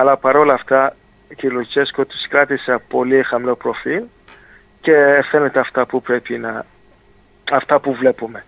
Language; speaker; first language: Greek; non-native, fluent; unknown